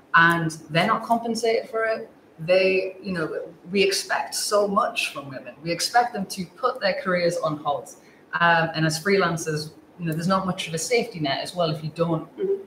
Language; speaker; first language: English; native; English